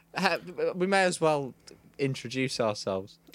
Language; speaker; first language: English; native; English